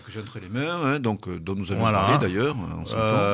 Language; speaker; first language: French; native; French